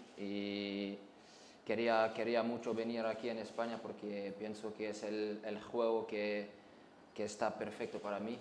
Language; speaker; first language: Spanish; non-native, learner; French